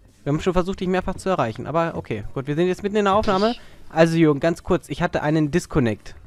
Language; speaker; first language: German; native; German